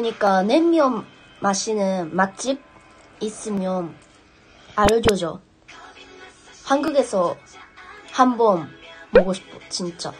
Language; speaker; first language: Korean; non-native, learner; Japanese